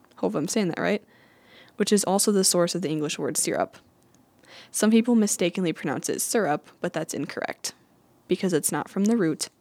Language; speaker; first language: English; native; English